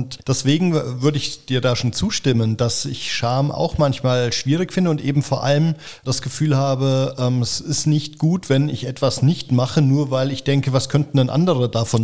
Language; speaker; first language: German; native; German